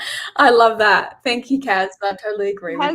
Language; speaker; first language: English; native; English